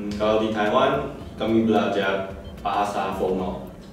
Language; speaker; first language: Indonesian; non-native, learner; Chinese